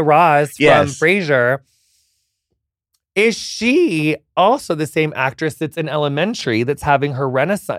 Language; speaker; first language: English; native; English